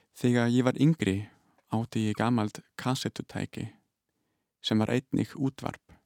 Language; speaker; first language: Icelandic; non-native, fluent; German